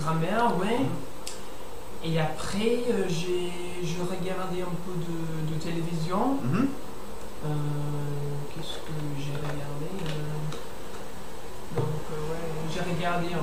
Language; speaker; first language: French; non-native, learner; English